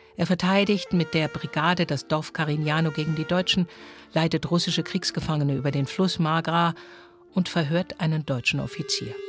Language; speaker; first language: German; native; German